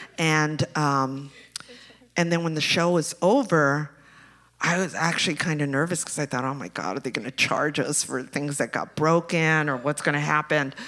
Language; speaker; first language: English; early bilingual, other home language; Spanish